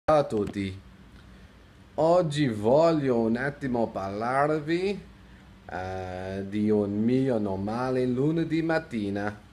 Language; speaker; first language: Italian; non-native, learner; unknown